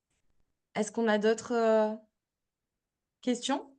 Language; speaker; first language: French; native; French